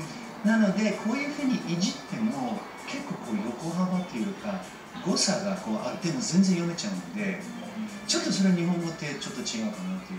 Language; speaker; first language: Japanese; non-native, fluent; English